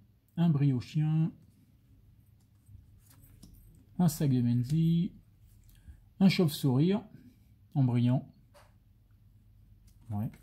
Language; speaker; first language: French; native; French